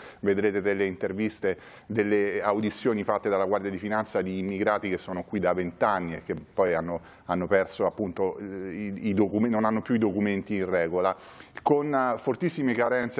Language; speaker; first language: Italian; native; Italian